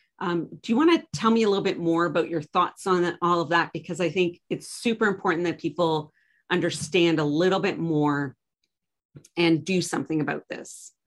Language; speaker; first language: English; native; English